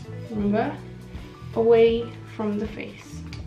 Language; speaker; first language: English; non-native, fluent; Indonesian